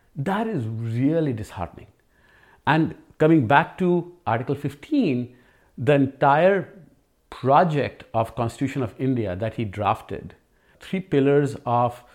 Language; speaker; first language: English; non-native, local second language; Hindi